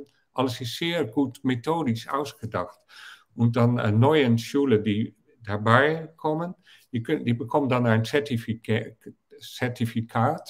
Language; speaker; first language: German; non-native, fluent; Dutch